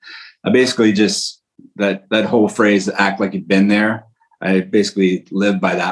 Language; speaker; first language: English; native; English